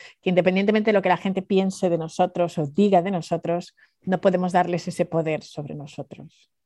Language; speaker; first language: Spanish; early bilingual, other home language; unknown